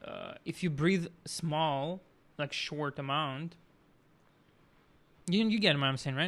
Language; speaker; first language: English; non-native, fluent; Russian